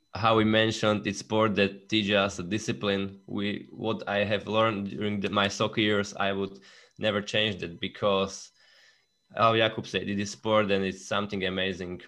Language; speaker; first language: English; non-native, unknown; Slovak